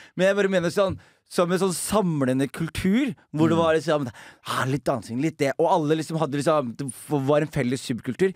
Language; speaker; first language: Norwegian; early bilingual, other home language; Somali